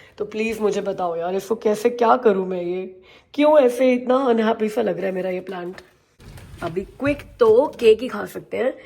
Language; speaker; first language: Hindi; native; Hindi